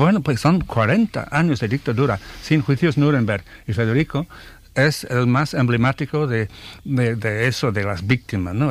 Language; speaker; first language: Spanish; non-native, fluent; English